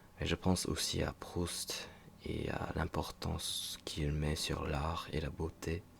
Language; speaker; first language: French; non-native, fluent; English